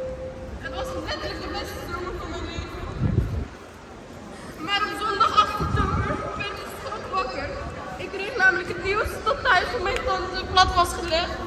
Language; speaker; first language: Dutch; early bilingual, other home language; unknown